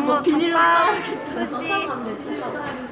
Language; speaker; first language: Korean; non-native, fluent; Chinese